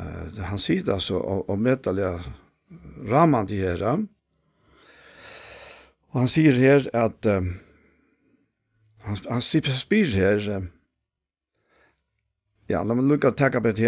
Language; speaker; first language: Danish; non-native, local second language; Faroese